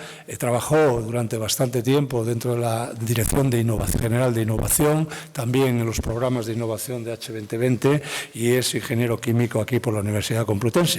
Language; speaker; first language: Spanish; native; Spanish